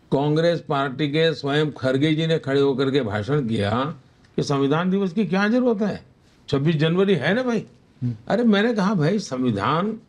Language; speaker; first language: Hindi; non-native, local second language; Gujarati